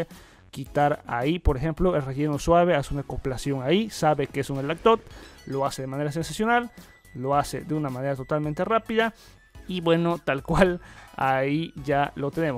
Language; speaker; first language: Spanish; native; Spanish